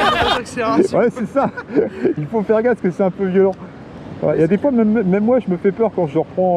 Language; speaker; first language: French; native; French